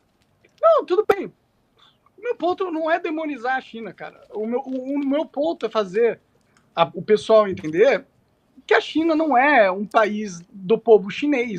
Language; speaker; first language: Portuguese; native; Portuguese